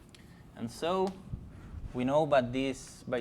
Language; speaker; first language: English; non-native, fluent; Spanish